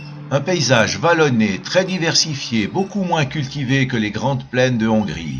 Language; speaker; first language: French; native; French